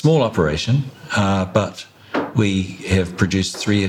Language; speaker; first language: English; native; English